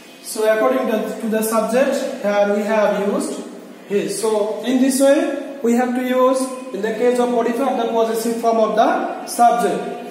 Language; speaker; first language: English; non-native, local second language; Bangla